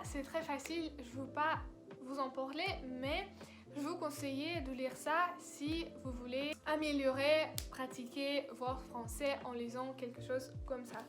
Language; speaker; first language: French; non-native, learner; Russian